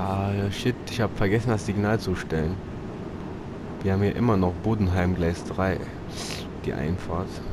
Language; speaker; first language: German; native; German